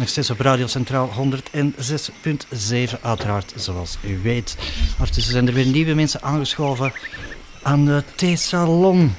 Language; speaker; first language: Dutch; native; Dutch